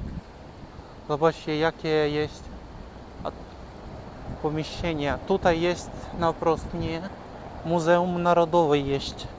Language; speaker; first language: Polish; non-native, learner; Ukrainian